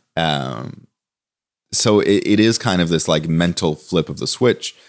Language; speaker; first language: English; native; English